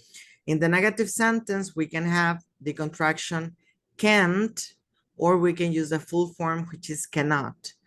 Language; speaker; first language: English; non-native, fluent; Spanish